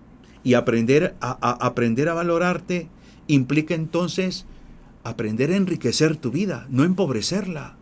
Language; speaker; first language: Spanish; native; Spanish